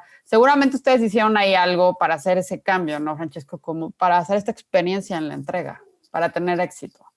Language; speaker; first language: Spanish; native; Spanish